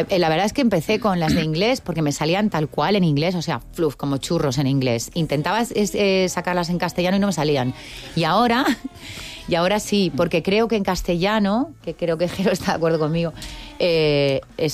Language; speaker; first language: Spanish; native; Spanish